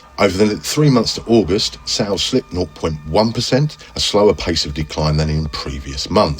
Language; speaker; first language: English; native; English